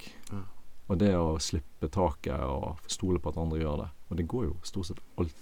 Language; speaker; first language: Norwegian; native; Norwegian